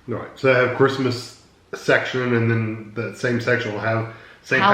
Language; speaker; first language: English; native; English